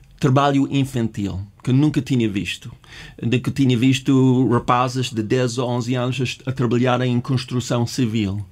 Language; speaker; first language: Portuguese; non-native, fluent; English